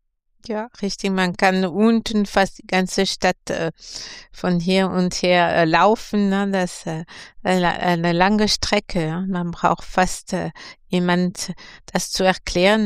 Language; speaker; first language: German; non-native, fluent; French